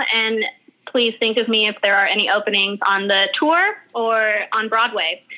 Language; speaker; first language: English; early bilingual, other home language; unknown